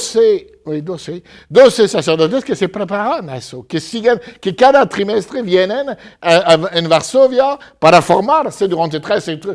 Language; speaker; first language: Spanish; non-native, fluent; French